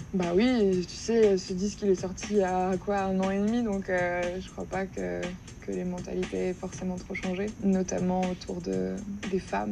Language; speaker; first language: French; native; French